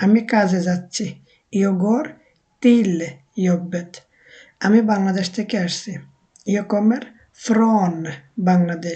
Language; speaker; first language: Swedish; non-native, fluent; Bangla